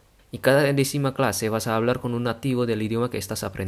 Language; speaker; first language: Spanish; non-native, fluent; Indonesian